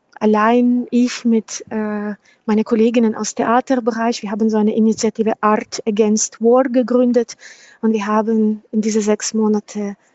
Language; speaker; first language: German; non-native, fluent; Ukrainian